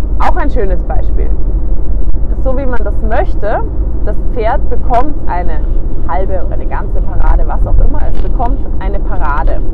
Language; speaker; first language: German; native; German